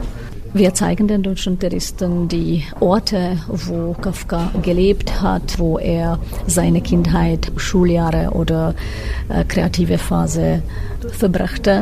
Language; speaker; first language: German; non-native, fluent; Czech